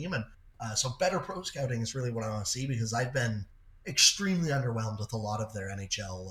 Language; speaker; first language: English; native; English